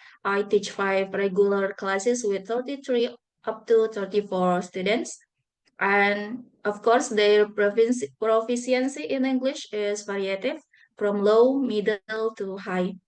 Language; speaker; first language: English; non-native, fluent; Buginese